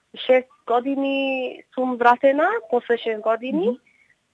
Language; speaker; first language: Macedonian; early bilingual, heritage; Macedonian